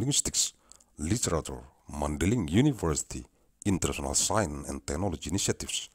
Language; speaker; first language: English; non-native, learner; Indonesian